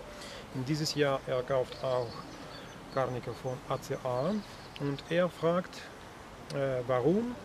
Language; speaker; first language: German; non-native, learner; Russian